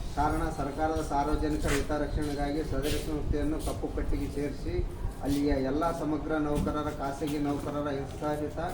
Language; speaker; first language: Kannada; native; Kannada